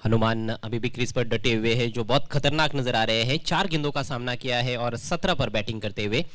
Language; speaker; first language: Hindi; non-native, local second language; Marathi